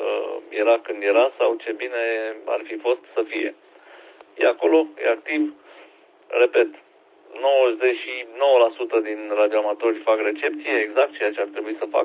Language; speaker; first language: Romanian; native; Romanian